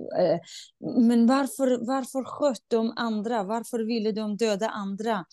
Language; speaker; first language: Swedish; non-native, fluent; Kurdish